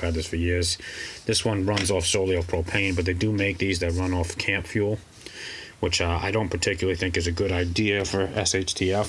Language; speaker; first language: English; native; English